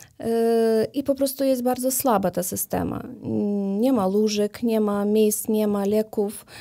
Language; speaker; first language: Polish; non-native, learner; Ukrainian